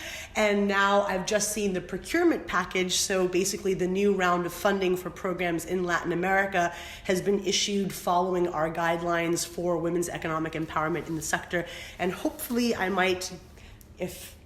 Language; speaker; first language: English; early bilingual, other home language; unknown